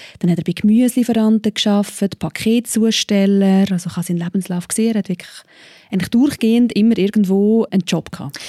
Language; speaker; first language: German; native; German